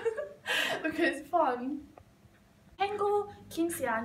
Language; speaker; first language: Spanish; non-native, learner; English